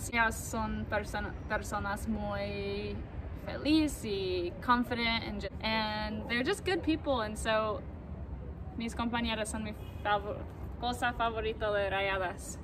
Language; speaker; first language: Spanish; non-native, learner; English